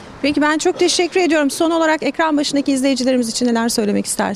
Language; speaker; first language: Turkish; native; Turkish